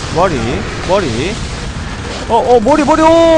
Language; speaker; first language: Korean; native; Korean